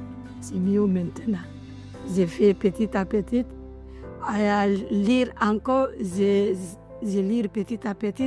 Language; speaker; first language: French; non-native, learner; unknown